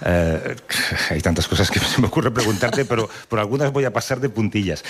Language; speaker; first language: Spanish; native; Spanish